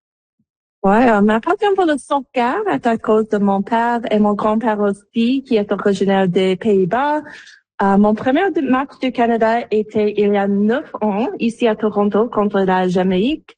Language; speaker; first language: French; non-native, local second language; English